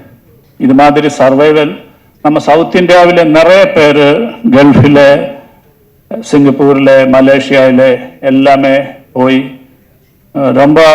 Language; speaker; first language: Tamil; non-native, learner; Malayalam